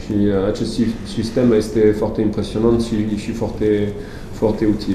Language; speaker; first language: Romanian; non-native, learner; French